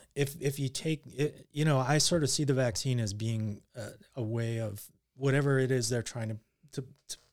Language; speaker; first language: English; native; English